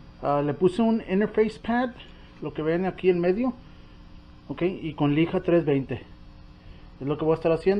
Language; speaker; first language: Spanish; early bilingual, heritage; Spanish